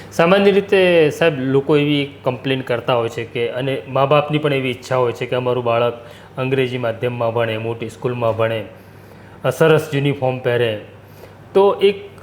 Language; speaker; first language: Gujarati; native; Gujarati